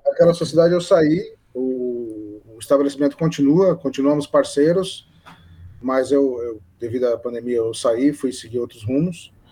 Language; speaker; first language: Portuguese; native; Portuguese